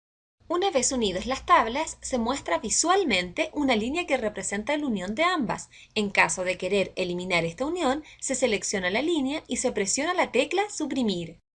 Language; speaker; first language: Spanish; native; Spanish